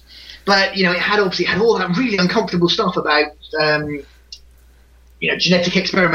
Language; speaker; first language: English; native; English